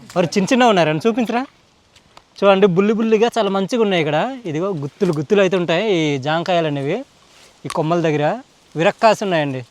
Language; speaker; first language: Telugu; non-native, local second language; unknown